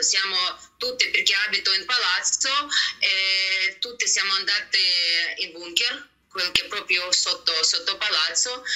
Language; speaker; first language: Italian; non-native, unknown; Russian